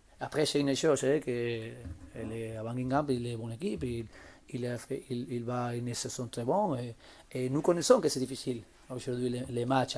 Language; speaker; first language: French; non-native, learner; Spanish